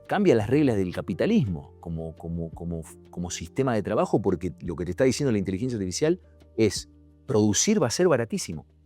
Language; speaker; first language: Spanish; native; Spanish